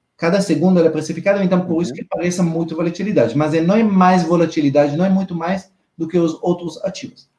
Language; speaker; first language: Portuguese; non-native, fluent; Hebrew